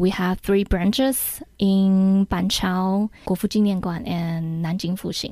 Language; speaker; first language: English; non-native, learner; Chinese